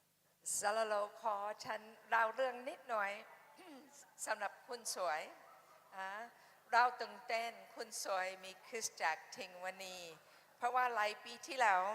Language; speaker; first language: Thai; non-native, fluent; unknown